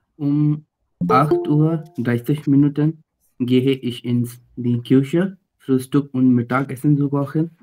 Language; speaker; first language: German; non-native, learner; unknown